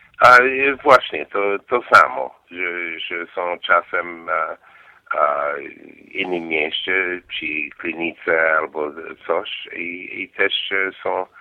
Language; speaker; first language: Polish; non-native, learner; English